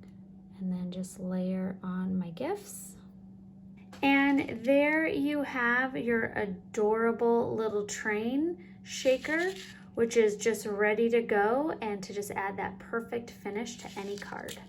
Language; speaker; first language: English; native; English